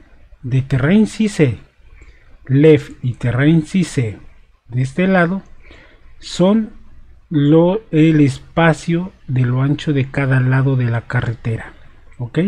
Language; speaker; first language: Spanish; native; Spanish